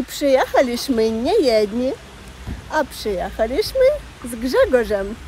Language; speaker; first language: Polish; non-native, learner; Russian